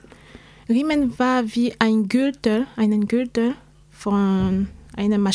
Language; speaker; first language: German; non-native, learner; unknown